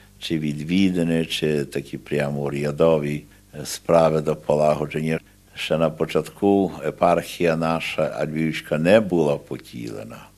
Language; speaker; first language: Ukrainian; early bilingual, heritage; Ukrainian